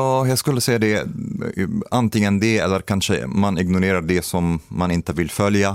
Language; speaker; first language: Swedish; non-native, fluent; Arabic